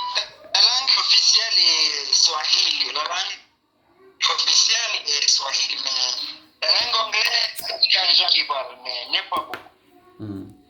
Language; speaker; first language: French; non-native, learner; Swahili